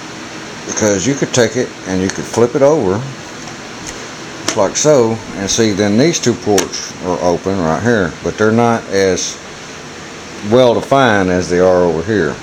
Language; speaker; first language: English; native; English